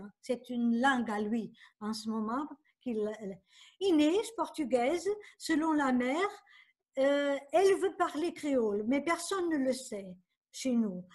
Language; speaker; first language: French; non-native, fluent; Portuguese